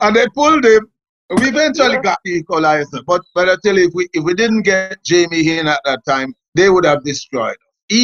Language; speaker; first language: English; non-native, local second language; Jamaican Creole English